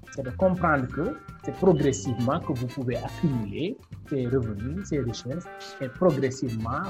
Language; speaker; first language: French; non-native, local second language; Wolof